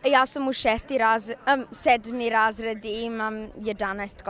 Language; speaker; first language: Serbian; early bilingual, heritage; Serbian